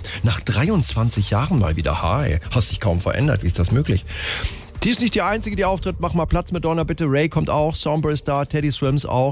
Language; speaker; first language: German; native; German